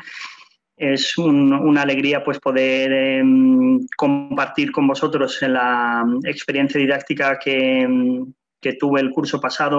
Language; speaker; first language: Spanish; native; Spanish